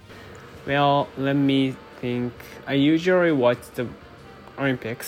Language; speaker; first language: English; non-native, learner; Japanese